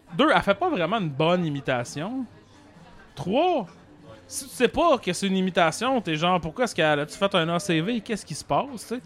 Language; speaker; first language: French; native; French